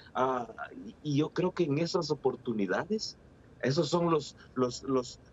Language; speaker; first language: Spanish; native; Spanish